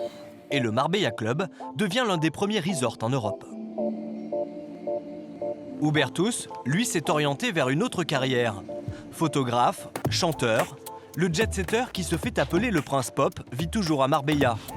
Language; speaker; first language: French; native; French